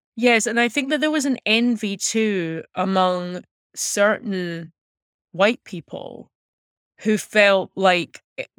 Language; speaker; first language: English; native; English